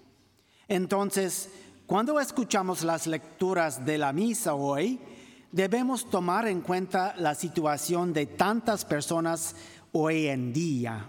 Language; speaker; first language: Spanish; non-native, fluent; English